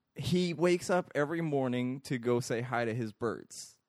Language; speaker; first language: English; early bilingual, other home language; Arabic